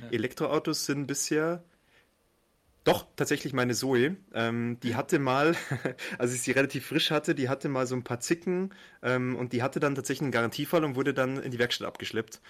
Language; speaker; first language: German; native; German